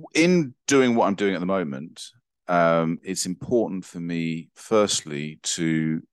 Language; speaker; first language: English; native; English